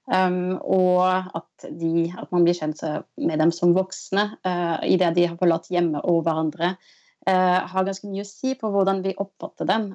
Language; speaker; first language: Norwegian; non-native, fluent; French